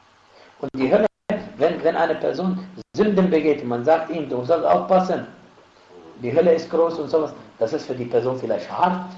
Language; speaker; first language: German; non-native, fluent; Arabic